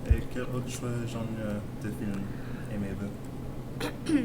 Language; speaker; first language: French; non-native, learner; English